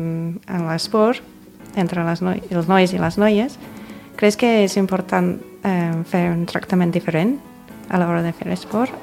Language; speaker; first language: Catalan; non-native, fluent; English